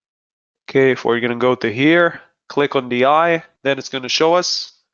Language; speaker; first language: English; non-native, fluent; Hebrew